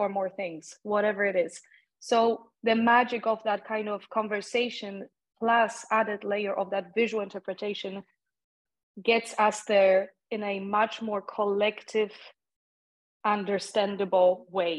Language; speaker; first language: English; non-native, fluent; Polish